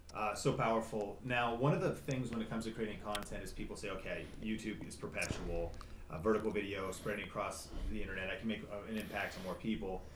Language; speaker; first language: English; native; English